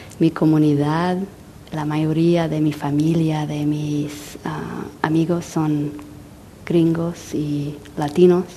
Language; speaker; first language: Spanish; non-native, fluent; English